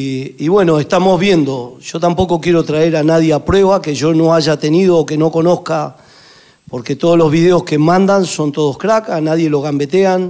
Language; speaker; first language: Spanish; native; Spanish